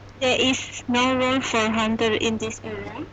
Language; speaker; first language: English; non-native, learner; Indonesian